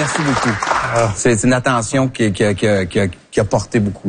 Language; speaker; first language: French; native; French